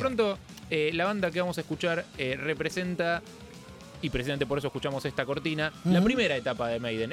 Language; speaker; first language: Spanish; native; Spanish